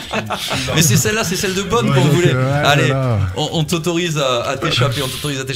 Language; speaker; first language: French; native; French